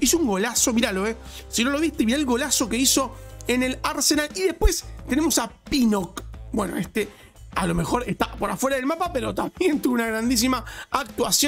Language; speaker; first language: Spanish; native; Spanish